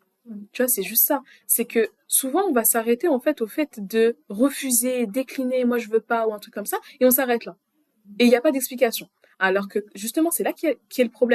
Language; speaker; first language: French; native; French